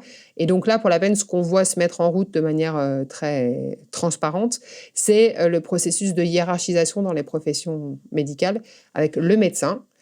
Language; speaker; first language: French; native; French